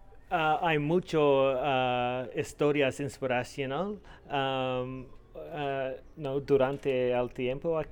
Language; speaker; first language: Spanish; non-native, learner; English